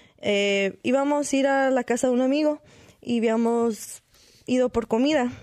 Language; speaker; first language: Spanish; early bilingual, heritage; Spanish